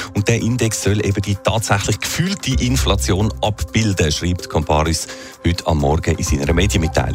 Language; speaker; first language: German; native; German